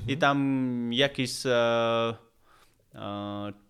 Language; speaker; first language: Polish; non-native, learner; Nepali